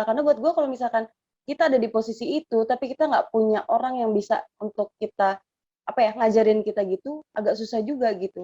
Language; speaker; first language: Indonesian; native; Indonesian